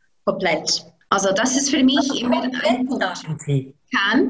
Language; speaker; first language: German; non-native, fluent; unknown